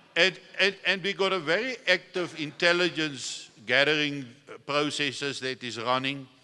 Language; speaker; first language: English; non-native, local second language; Afrikaans